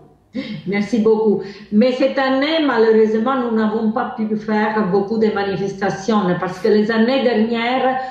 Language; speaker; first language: French; non-native, fluent; Italian